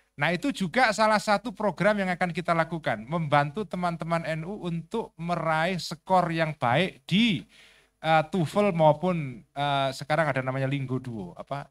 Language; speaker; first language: Indonesian; native; Indonesian